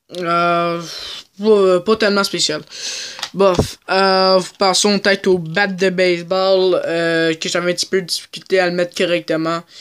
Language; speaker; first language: French; native; French